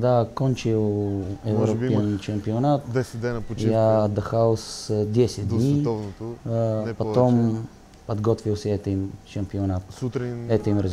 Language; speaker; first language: Russian; non-native, learner; Bulgarian